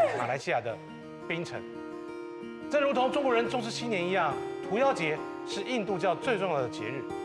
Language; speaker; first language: Chinese; native; Chinese